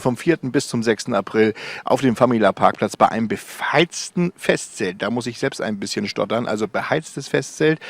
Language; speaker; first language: German; native; German